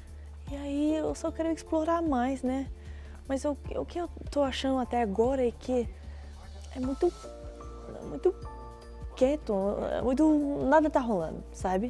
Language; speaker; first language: Portuguese; non-native, fluent; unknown